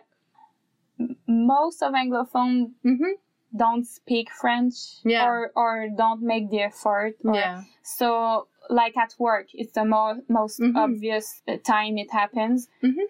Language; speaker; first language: English; non-native, fluent; French